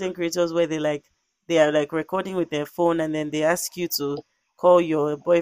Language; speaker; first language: English; non-native, local second language; Yoruba